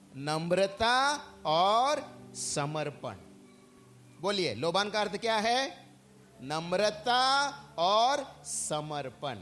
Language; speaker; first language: Hindi; non-native, local second language; Marathi